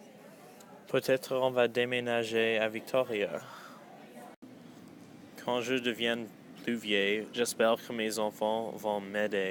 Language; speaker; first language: French; non-native, local second language; English